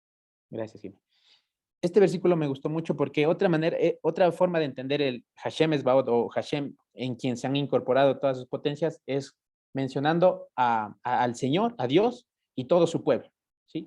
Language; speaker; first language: Spanish; native; Spanish